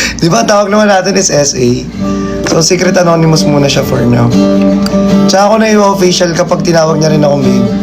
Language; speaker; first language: Filipino; non-native, local second language; Cebuano